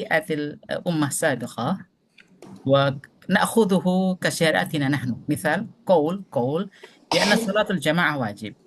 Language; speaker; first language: Arabic; non-native, learner; Indonesian